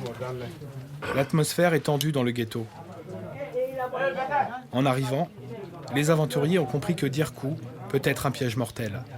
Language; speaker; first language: French; native; French